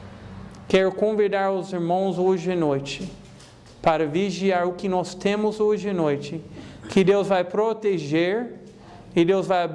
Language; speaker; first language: Portuguese; non-native, fluent; English